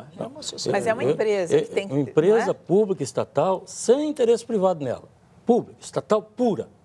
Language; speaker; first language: Portuguese; native; Portuguese